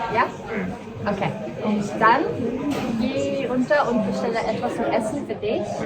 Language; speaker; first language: German; early bilingual, heritage; Norwegian